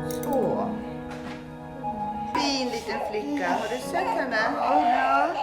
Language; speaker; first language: Swedish; native; Swedish